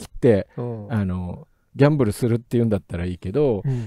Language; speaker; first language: Japanese; native; Japanese